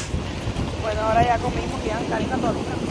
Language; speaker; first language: Spanish; native; Spanish